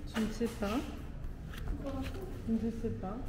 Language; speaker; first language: French; native; French